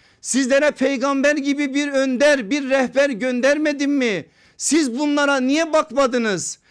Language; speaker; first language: Turkish; native; Turkish